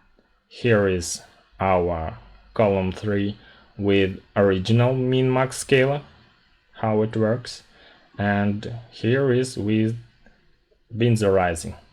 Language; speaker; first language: English; non-native, fluent; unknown